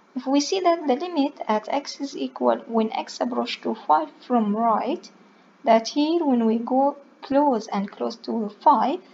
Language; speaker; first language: English; non-native, fluent; Arabic